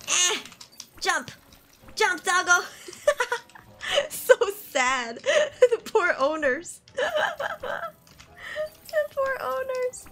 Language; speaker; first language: English; non-native, local second language; Min Nan Chinese